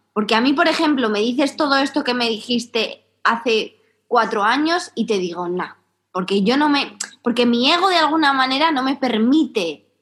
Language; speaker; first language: Spanish; native; Spanish